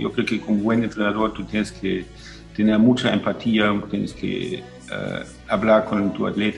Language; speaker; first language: Spanish; non-native, fluent; German